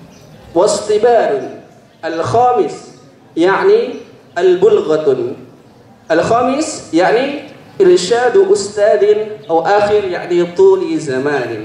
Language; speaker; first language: Arabic; non-native, learner; Indonesian